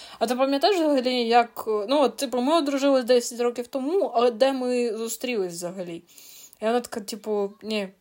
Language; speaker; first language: Ukrainian; non-native, local second language; Russian